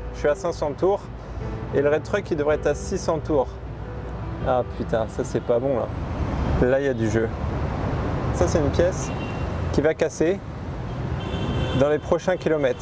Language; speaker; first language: French; native; French